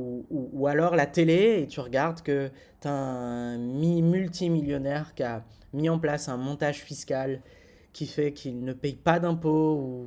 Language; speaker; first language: French; native; French